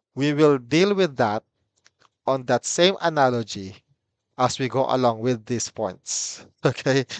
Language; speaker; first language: English; non-native, local second language; Filipino